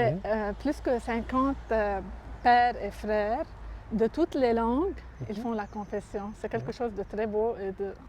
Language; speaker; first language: French; non-native, local second language; Arabic